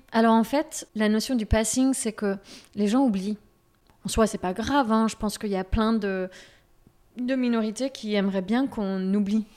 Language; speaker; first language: French; native; French